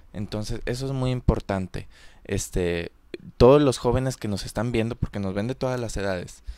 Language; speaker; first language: Spanish; native; Spanish